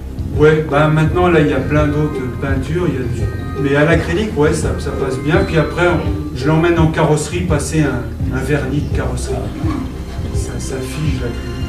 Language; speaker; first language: French; native; French